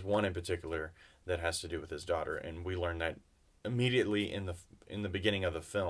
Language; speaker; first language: English; native; English